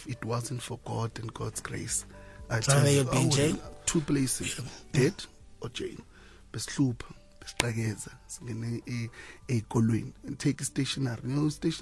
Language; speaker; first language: English; non-native, local second language; Zulu